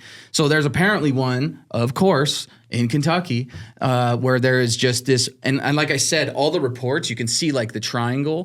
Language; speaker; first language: English; native; English